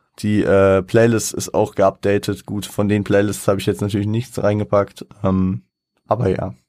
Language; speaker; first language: German; native; German